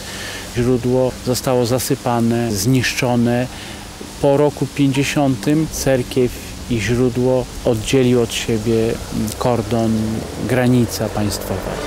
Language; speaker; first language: Polish; native; Polish